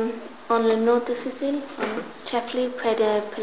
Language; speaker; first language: French; non-native, learner; English